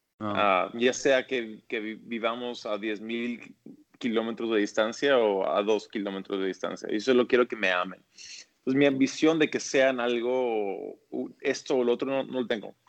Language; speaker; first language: Spanish; early bilingual, other home language; English